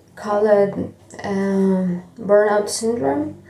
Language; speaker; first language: English; non-native, learner; Portuguese